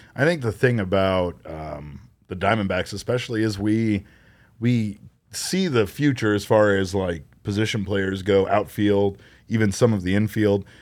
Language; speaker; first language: English; native; English